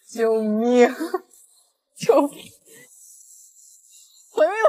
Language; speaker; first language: Chinese; native; Chinese